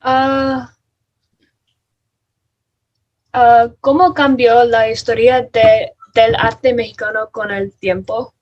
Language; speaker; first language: Spanish; non-native, learner; English